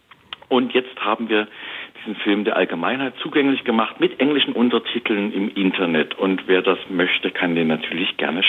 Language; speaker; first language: German; native; German